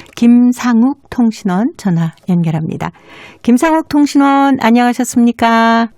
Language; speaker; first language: Korean; native; Korean